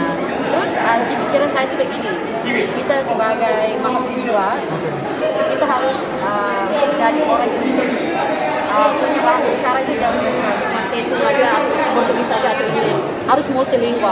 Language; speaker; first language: Indonesian; non-native, fluent; Tetum